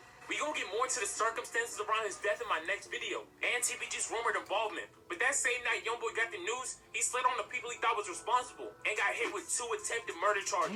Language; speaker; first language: English; native; English